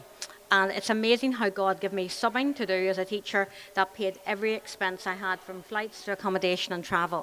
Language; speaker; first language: English; native; English